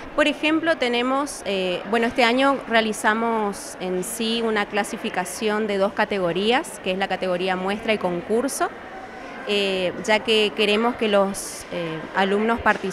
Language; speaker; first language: Spanish; native; Spanish